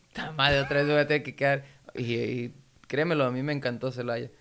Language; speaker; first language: Spanish; early bilingual, heritage; Spanish